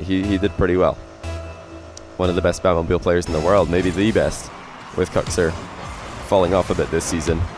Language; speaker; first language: English; native; English